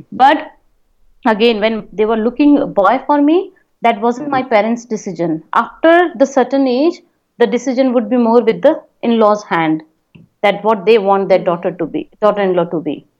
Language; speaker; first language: English; non-native, local second language; Hindi